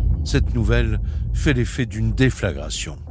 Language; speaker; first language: French; native; French